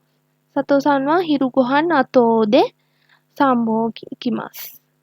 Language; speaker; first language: Japanese; non-native, learner; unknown